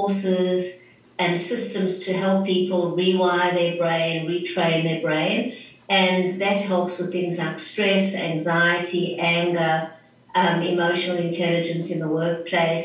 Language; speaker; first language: English; native; English